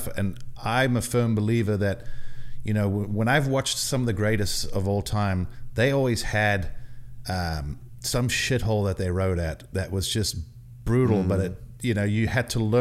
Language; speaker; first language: English; native; English